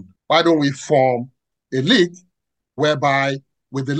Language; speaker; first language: English; non-native, local second language; Yoruba